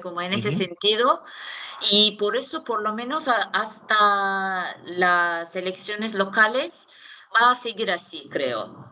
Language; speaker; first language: Spanish; non-native, fluent; Turkish